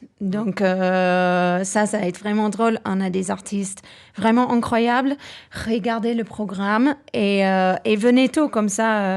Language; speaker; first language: French; non-native, fluent; English